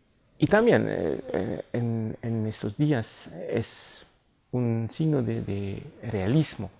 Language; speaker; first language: Spanish; non-native, fluent; French